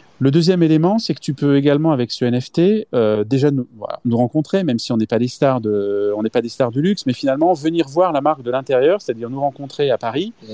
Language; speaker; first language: French; native; French